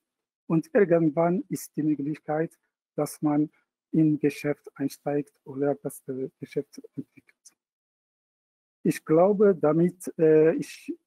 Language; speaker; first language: German; non-native, fluent; Arabic